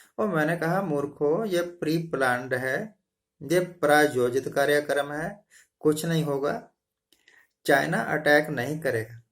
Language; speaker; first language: Hindi; non-native, local second language; Punjabi